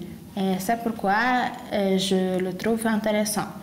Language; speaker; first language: French; non-native, learner; Lithuanian